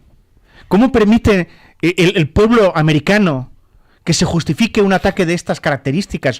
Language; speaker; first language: Spanish; native; Spanish